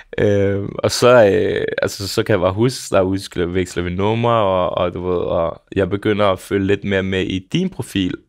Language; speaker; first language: Danish; early bilingual, other home language; Serbian